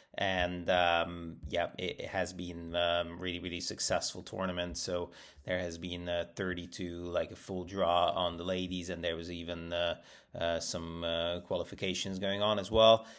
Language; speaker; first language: English; native; English